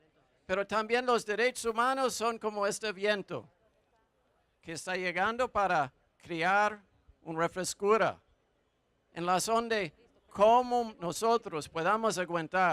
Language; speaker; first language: Spanish; non-native, fluent; English